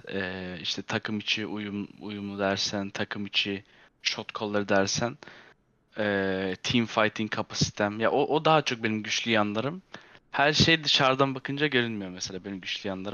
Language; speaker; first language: Turkish; early bilingual, heritage; Turkish